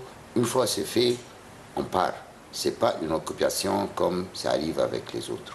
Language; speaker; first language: French; non-native, fluent; Arabic